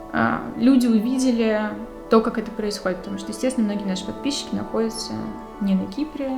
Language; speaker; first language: Russian; native; Russian